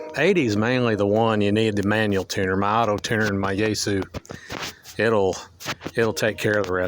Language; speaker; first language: English; native; English